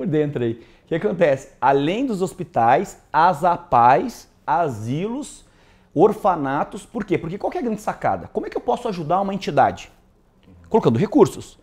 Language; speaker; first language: Portuguese; native; Portuguese